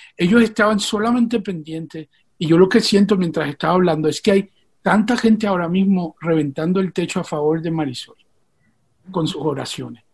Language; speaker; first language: Spanish; native; Spanish